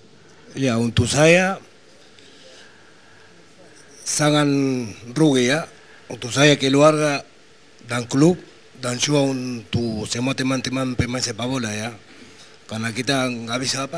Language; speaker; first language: Indonesian; non-native, learner; Spanish